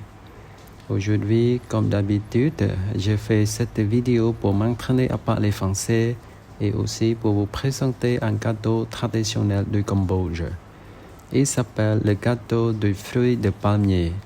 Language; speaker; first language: French; non-native, fluent; Khmer